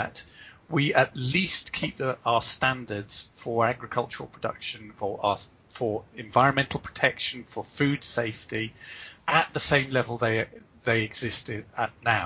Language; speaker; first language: English; native; English